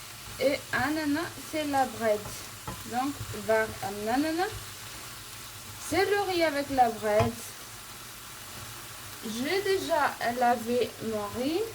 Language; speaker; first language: French; non-native, local second language; Malagasy